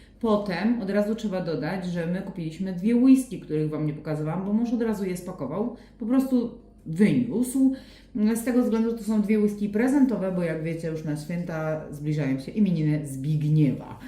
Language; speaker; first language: Polish; native; Polish